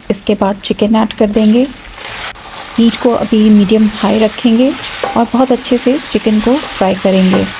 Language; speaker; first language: Urdu; native; Urdu